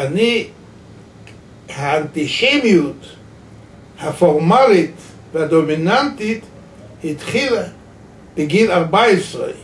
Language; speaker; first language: Hebrew; non-native, fluent; Yiddish